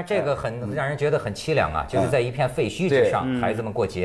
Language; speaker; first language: Chinese; native; Chinese